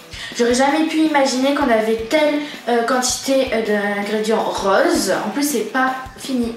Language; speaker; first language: French; native; French